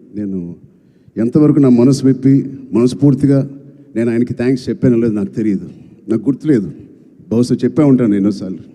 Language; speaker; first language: Telugu; native; Telugu